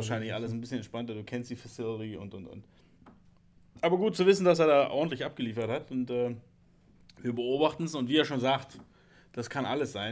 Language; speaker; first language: German; native; German